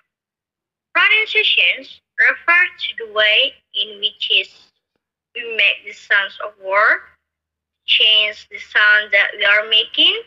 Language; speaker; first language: English; non-native, learner; Indonesian